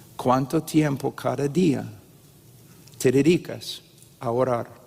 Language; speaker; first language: Spanish; non-native, fluent; English